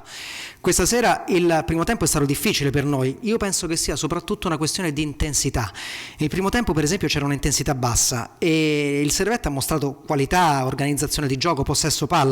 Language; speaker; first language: Italian; native; Italian